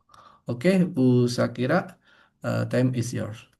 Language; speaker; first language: English; non-native, fluent; Indonesian